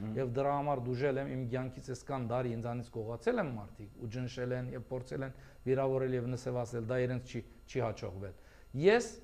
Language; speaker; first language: Armenian; early bilingual, heritage; Armenian